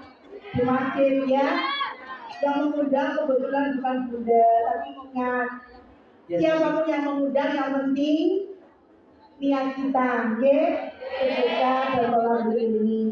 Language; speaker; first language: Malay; non-native, local second language; Javanese